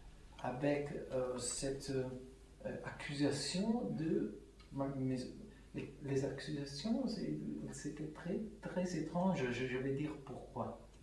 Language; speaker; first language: French; non-native, fluent; Italian